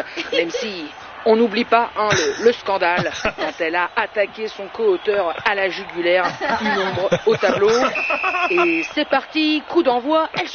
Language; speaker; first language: French; native; French